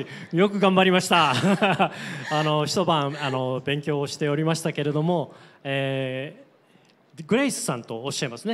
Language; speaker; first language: Japanese; native; Japanese